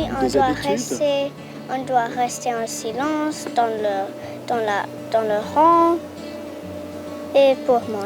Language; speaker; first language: French; native; French